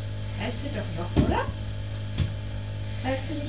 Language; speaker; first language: German; native; German